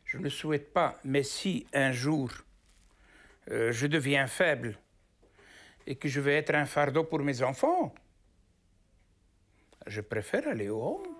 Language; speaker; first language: French; non-native, local second language; Arabic